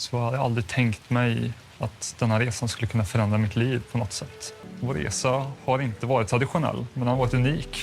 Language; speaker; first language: Swedish; native; Swedish